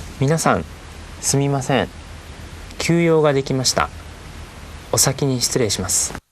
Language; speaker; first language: Japanese; non-native, learner; Thai